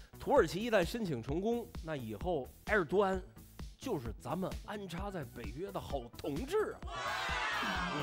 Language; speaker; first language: Chinese; native; Chinese